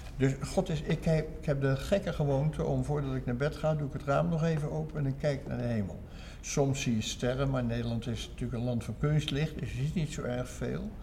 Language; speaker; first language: Dutch; native; Dutch